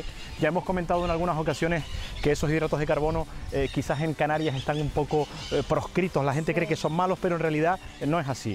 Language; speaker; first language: Spanish; native; Spanish